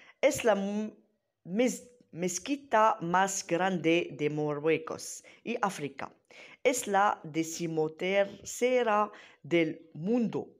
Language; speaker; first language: Spanish; non-native, learner; Arabic